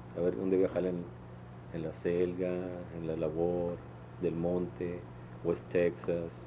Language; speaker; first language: Spanish; early bilingual, heritage; Spanish